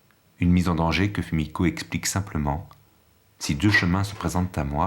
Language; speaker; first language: French; native; French